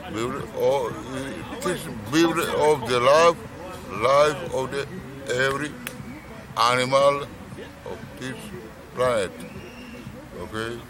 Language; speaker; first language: English; non-native, learner; Romany